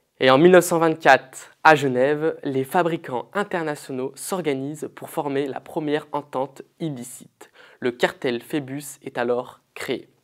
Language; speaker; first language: French; native; French